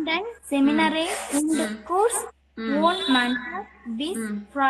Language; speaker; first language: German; non-native, learner; Tamil